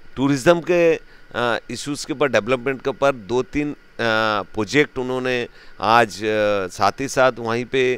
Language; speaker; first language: Hindi; native; Hindi